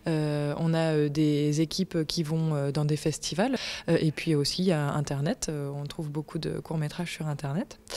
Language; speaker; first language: French; native; French